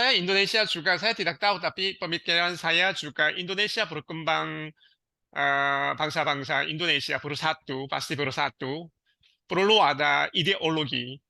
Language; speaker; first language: Indonesian; non-native, learner; Korean